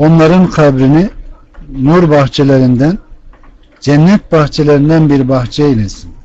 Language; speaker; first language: Turkish; native; Turkish